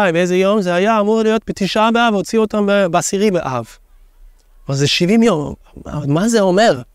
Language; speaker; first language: Hebrew; non-native, fluent; English